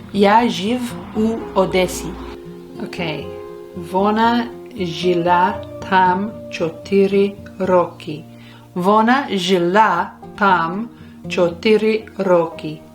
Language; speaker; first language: Ukrainian; non-native, learner; English